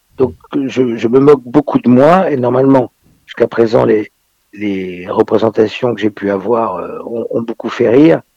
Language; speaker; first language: French; native; French